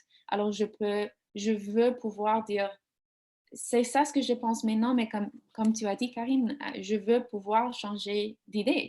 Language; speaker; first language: French; non-native, learner; English